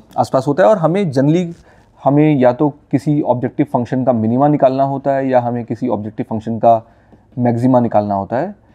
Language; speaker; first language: Hindi; native; Hindi